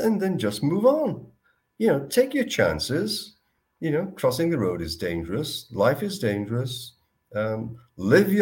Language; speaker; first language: English; native; English